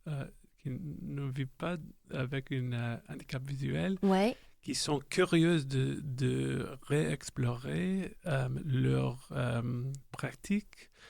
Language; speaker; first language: French; non-native, local second language; English